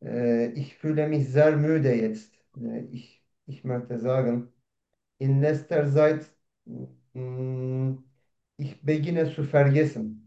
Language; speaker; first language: German; non-native, learner; Turkish